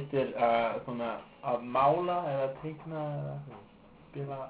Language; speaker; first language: Icelandic; non-native, learner; English